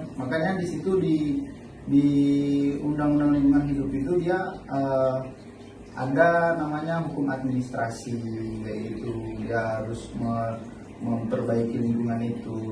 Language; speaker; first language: Indonesian; native; Indonesian